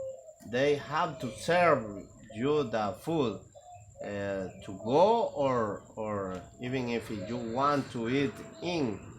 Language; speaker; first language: English; non-native, learner; Spanish